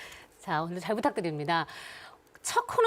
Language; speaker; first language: Korean; native; Korean